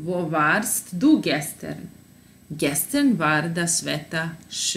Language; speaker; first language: German; non-native, fluent; Serbian